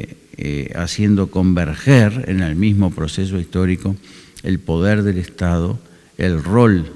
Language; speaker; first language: Spanish; native; Spanish